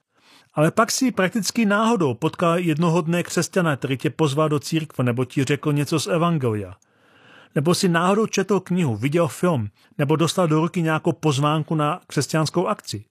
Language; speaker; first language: Czech; native; Czech